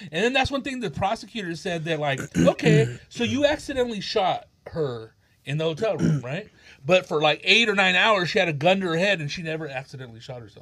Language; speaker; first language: English; early bilingual, other home language; Spanish